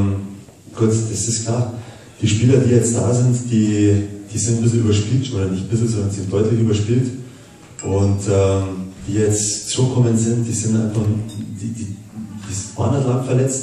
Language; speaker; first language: German; native; German